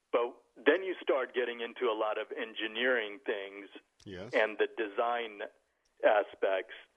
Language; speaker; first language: English; native; English